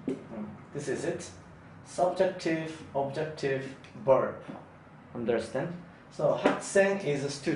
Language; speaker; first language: English; non-native, fluent; Korean